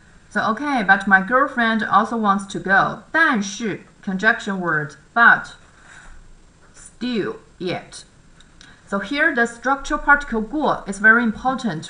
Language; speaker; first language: English; non-native, fluent; Chinese